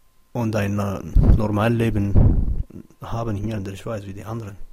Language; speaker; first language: German; non-native, learner; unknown